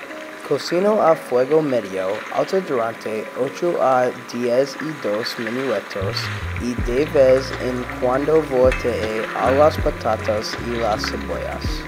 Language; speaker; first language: Spanish; non-native, learner; English